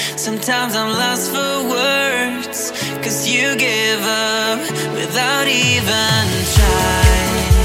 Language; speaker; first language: English; non-native, fluent; German